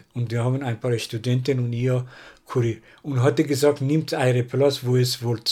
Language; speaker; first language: German; non-native, learner; Persian